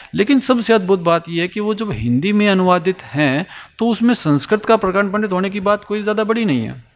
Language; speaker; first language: Hindi; native; Hindi